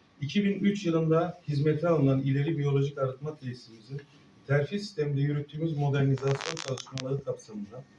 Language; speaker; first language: Turkish; native; Turkish